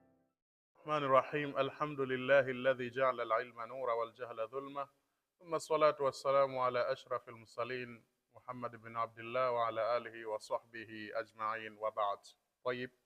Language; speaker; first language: Arabic; non-native, fluent; Swahili